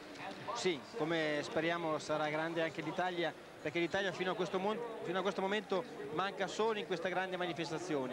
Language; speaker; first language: Italian; native; Italian